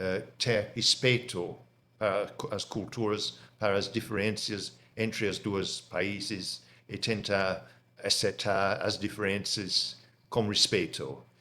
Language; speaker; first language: Portuguese; non-native, fluent; English